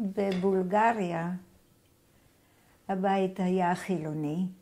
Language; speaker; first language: Hebrew; non-native, fluent; Bulgarian